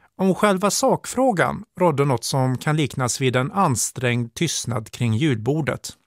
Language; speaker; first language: Swedish; native; Swedish